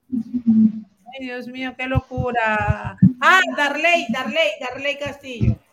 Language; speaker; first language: Spanish; native; Spanish